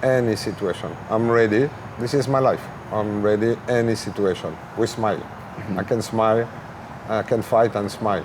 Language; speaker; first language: English; non-native, learner; French